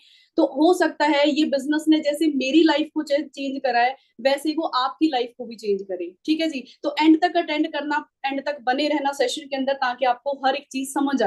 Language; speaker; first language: Hindi; non-native, local second language; Punjabi